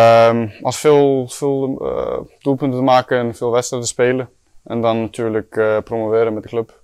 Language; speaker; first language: Dutch; non-native, fluent; Icelandic